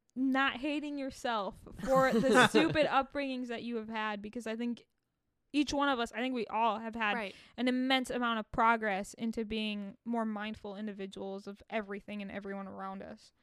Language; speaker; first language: English; early bilingual, other home language; Spanish